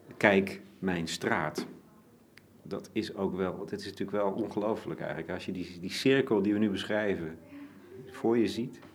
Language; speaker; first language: Dutch; native; Dutch